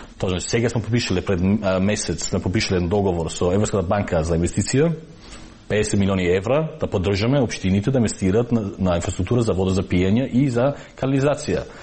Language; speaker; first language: Macedonian; non-native, local second language; Albanian